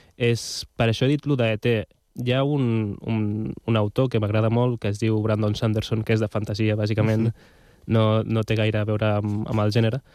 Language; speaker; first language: Catalan; non-native, local second language; Spanish